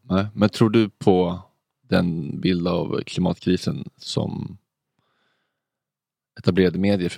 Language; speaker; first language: Swedish; native; Swedish